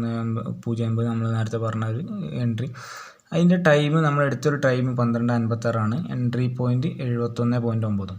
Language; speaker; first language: Malayalam; native; Malayalam